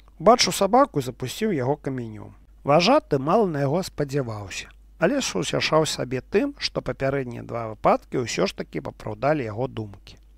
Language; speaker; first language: Belarusian; non-native, local second language; Russian